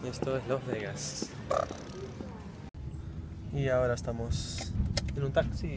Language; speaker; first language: Spanish; early bilingual, heritage; Spanish